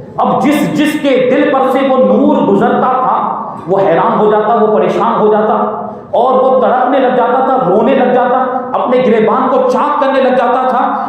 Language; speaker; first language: Urdu; native; Urdu